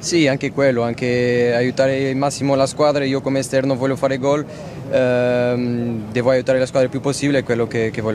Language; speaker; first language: Italian; non-native, fluent; Portuguese